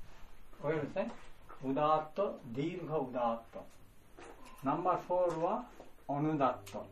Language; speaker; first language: Japanese; non-native, fluent; Bangla